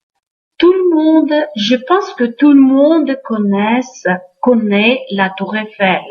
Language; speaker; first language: French; non-native, fluent; Uzbek